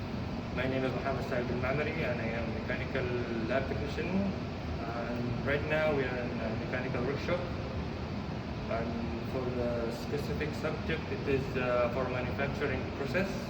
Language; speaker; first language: English; non-native, local second language; Arabic